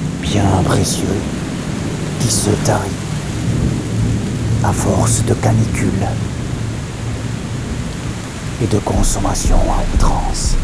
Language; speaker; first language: French; native; French